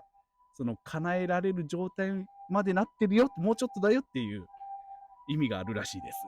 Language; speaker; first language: Japanese; native; Japanese